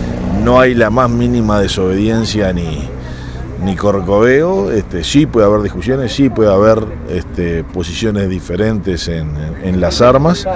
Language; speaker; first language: Spanish; native; Spanish